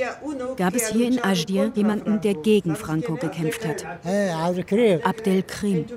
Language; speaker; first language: German; native; German